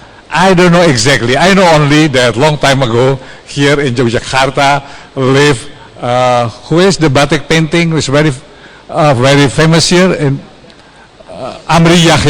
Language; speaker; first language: English; non-native, learner; Indonesian